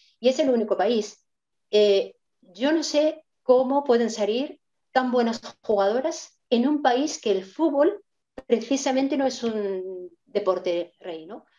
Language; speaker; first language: Spanish; non-native, fluent; Japanese